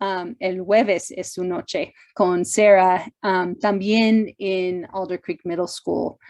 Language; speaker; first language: Spanish; non-native, fluent; English